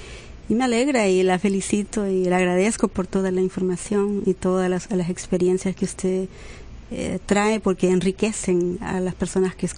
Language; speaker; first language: Spanish; native; Spanish